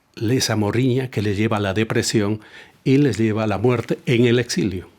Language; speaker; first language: Spanish; native; Spanish